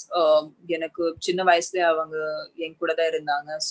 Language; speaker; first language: Tamil; non-native, local second language; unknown